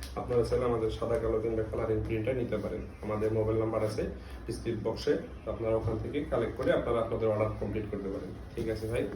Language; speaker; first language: Bangla; native; Bangla